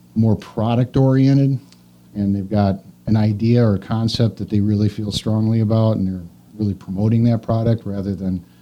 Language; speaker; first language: English; native; English